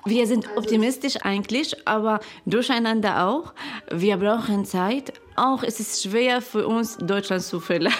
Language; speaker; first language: German; non-native, learner; Arabic